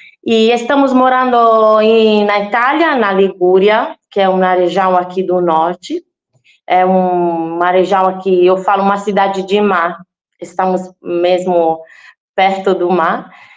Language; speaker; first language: Portuguese; non-native, fluent; Italian